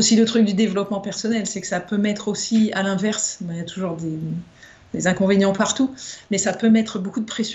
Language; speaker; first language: French; native; French